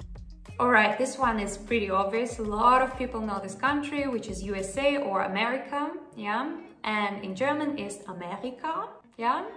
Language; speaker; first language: English; non-native, fluent; Russian